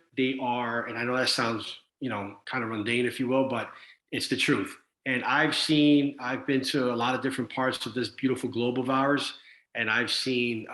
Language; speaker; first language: English; early bilingual, other home language; Spanish